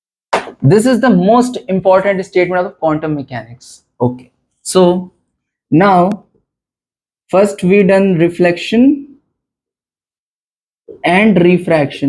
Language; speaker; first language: English; non-native, local second language; Hindi